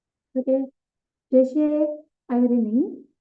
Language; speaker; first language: Chinese; non-native, fluent; Indonesian